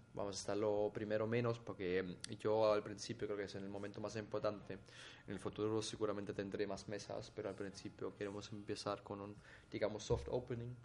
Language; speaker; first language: Spanish; non-native, fluent; German